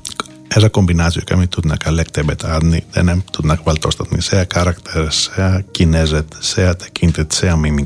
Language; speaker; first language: Hungarian; non-native, fluent; Greek